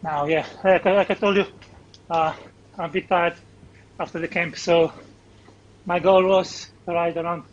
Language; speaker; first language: English; non-native, fluent; Slovenian